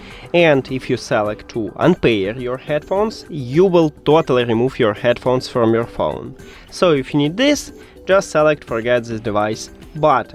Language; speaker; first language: English; non-native, fluent; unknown